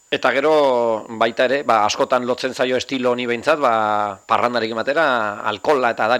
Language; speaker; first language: Basque; native; Basque